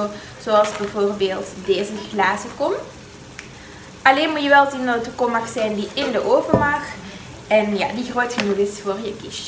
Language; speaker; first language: Dutch; native; Dutch